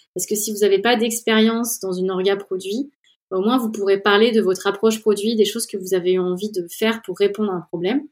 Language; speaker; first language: French; native; French